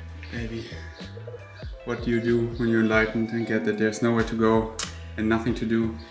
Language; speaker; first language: English; non-native, fluent; German